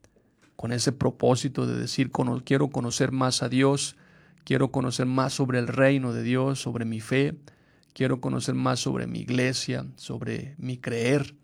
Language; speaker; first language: Spanish; native; Spanish